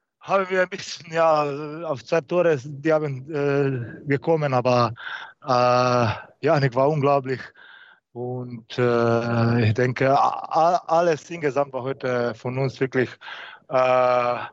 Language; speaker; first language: German; non-native, learner; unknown